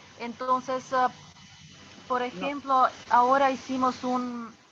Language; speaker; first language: Spanish; non-native, fluent; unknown